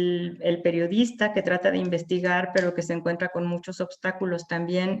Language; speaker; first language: Spanish; native; Spanish